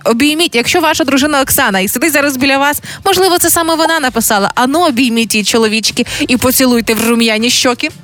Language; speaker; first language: Ukrainian; native; Ukrainian